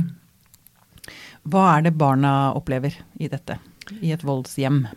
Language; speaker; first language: Norwegian; native; Norwegian